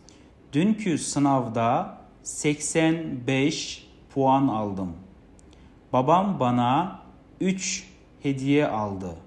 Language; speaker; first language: Turkish; non-native, fluent; Kazakh